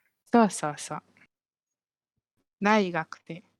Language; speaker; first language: Japanese; non-native, fluent; Malay